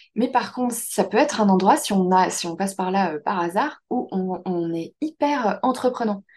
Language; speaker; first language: French; native; French